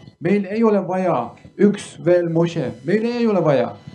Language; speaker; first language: Estonian; non-native, learner; Kurdish